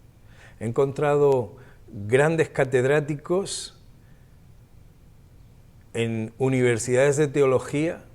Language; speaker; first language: Spanish; native; Spanish